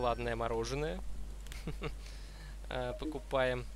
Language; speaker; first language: Russian; native; Russian